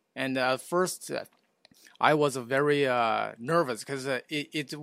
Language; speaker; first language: English; non-native, fluent; Chinese